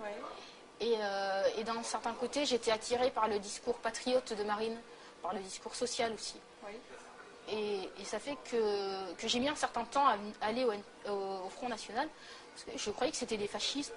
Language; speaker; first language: French; native; French